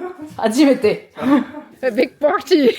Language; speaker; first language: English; non-native, learner; French